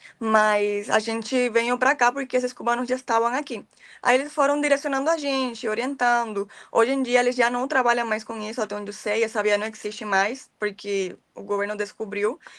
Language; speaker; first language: Portuguese; non-native, fluent; Spanish